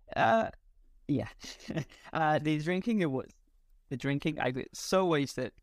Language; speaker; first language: English; non-native, fluent; Spanish